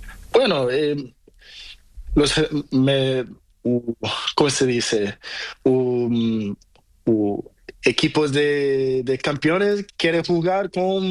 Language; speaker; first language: Spanish; non-native, learner; Portuguese